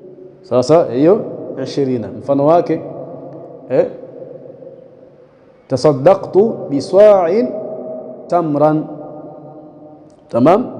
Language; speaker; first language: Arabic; non-native, fluent; Swahili